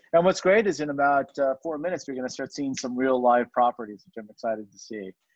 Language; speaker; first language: English; native; English